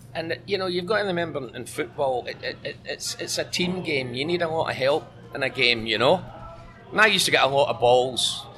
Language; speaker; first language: English; native; English